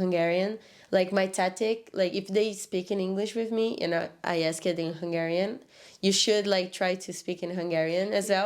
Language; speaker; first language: English; non-native, learner; Portuguese